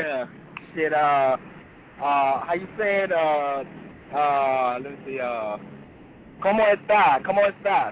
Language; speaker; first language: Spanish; non-native, learner; English